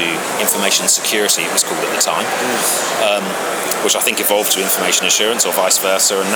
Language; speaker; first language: English; native; English